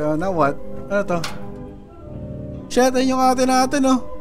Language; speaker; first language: English; non-native, local second language; Filipino